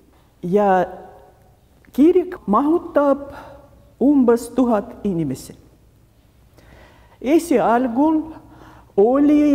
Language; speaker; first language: Estonian; non-native, local second language; Russian